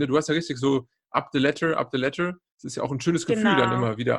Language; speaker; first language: German; native; German